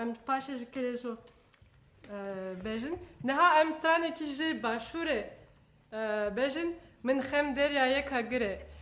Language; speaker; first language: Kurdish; non-native, learner; French